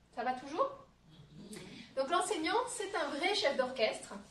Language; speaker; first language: French; native; French